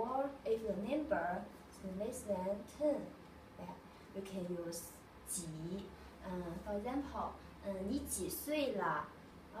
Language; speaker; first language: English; non-native, learner; Chinese